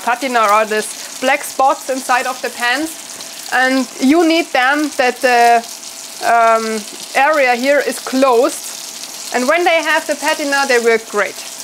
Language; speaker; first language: English; non-native, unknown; German